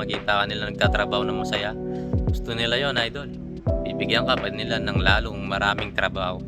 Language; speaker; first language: Filipino; non-native, local second language; Pampanga